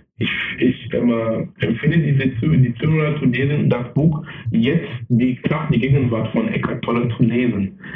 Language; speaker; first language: German; non-native, fluent; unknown